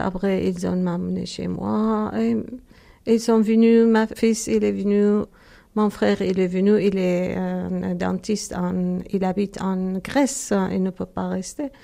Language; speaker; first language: French; non-native, learner; Arabic